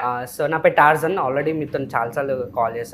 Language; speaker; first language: Telugu; native; Telugu